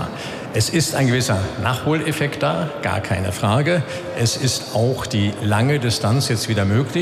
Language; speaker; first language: German; native; German